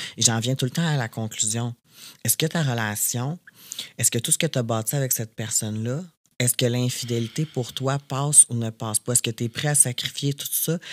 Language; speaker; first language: French; native; French